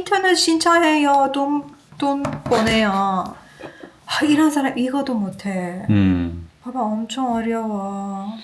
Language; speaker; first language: Korean; non-native, learner; Persian